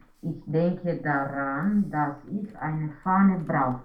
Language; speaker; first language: German; non-native, learner; Romanian